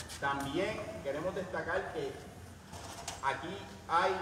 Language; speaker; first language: Spanish; native; Spanish